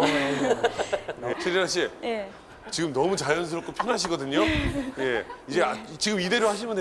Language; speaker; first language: Korean; native; Korean